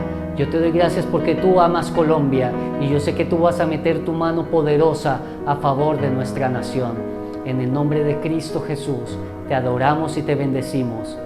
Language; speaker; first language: Spanish; native; Spanish